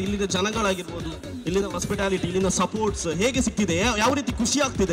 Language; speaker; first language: Kannada; native; Kannada